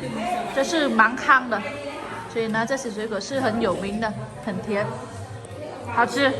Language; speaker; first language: Chinese; non-native, fluent; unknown